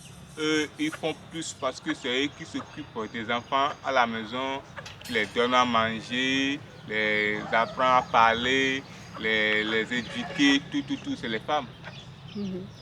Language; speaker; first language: French; non-native, local second language; Fon